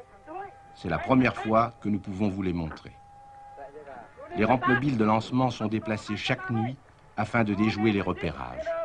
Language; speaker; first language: French; native; French